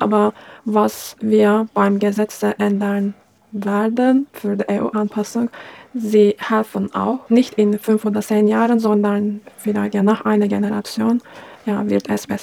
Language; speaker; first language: German; non-native, fluent; Turkish